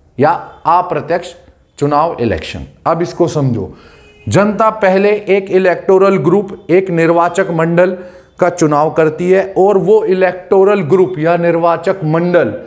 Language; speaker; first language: Hindi; native; Hindi